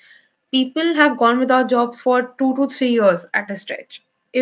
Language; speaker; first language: English; non-native, local second language; Bangla